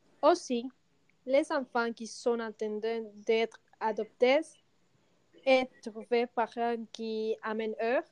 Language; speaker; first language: French; non-native, learner; Spanish